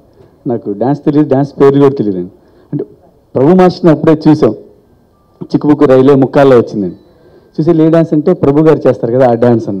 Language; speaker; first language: Telugu; native; Telugu